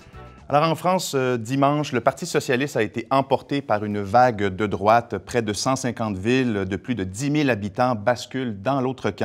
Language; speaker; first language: French; native; French